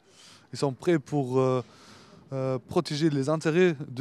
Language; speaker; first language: French; non-native, fluent; Turkish